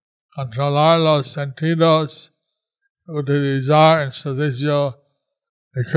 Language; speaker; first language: Spanish; non-native, learner; English